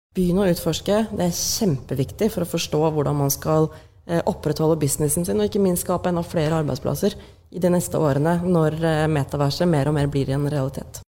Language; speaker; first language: Norwegian; native; Norwegian